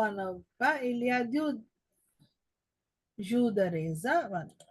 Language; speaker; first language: French; non-native, learner; Telugu